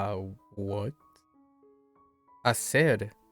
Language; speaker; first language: Spanish; non-native, learner; English